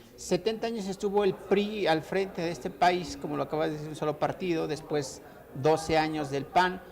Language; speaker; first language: Spanish; native; Spanish